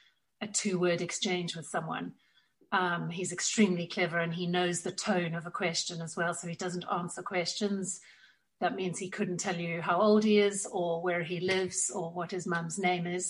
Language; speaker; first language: English; native; English